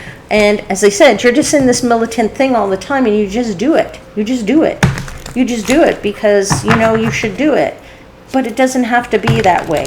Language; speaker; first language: English; native; English